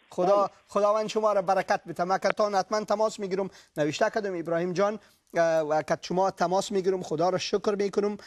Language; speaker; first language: Persian; native; Persian